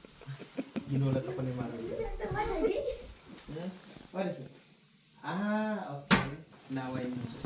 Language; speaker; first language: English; non-native, local second language; Filipino